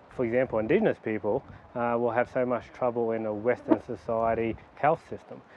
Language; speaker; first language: English; native; English